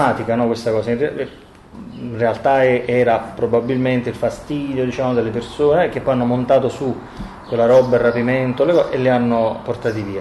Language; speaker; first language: Italian; native; Italian